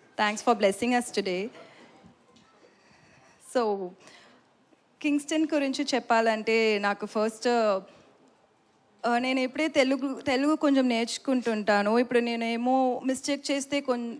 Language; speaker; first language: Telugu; non-native, learner; Tamil